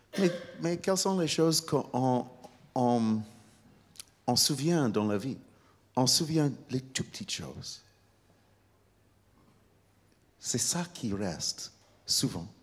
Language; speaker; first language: French; non-native, fluent; English